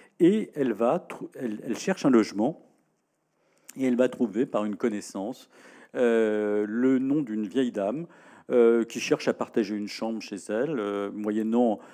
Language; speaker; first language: French; native; French